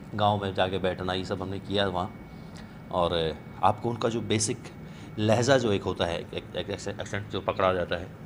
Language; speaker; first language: Hindi; native; Hindi